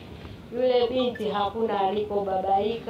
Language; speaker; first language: Swahili; native; Swahili